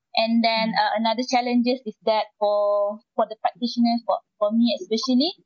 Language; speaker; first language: English; non-native, local second language; Malay